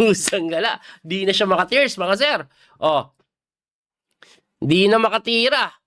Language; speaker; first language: Filipino; native; Filipino